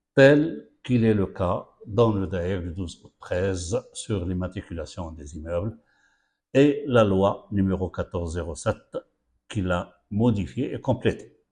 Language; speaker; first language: French; non-native, local second language; Arabic